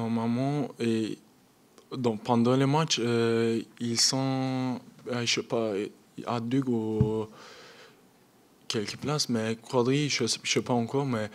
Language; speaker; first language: French; non-native, learner; Turkish